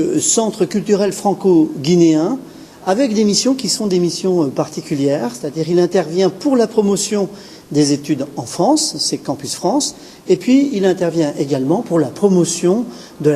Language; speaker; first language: French; native; French